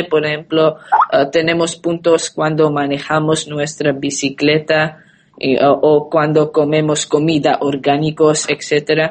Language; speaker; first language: Spanish; non-native, learner; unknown